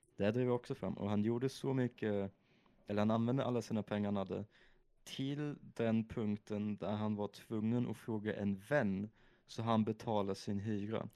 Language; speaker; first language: Swedish; early bilingual, other home language; German